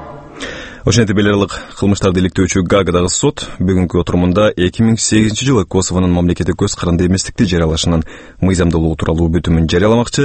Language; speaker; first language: Kyrgyz; native; Kyrgyz